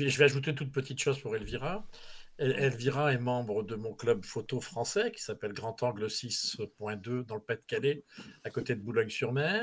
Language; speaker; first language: French; native; French